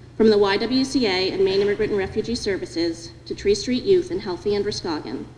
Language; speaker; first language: English; native; English